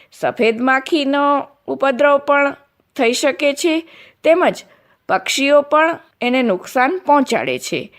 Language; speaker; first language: Gujarati; non-native, local second language; Kachhi